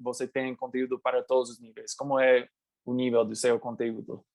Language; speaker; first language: Portuguese; non-native, fluent; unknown